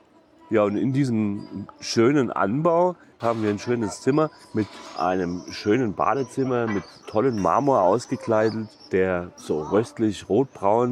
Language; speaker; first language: German; native; German